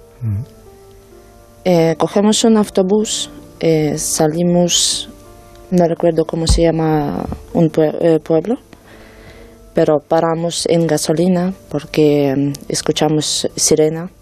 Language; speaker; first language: Spanish; non-native, learner; Ukrainian